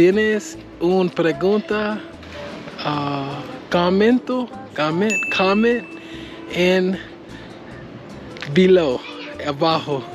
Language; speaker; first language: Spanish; non-native, learner; English